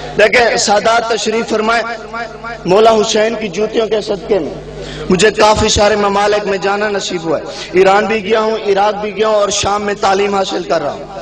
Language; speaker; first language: Urdu; non-native, local second language; Saraiki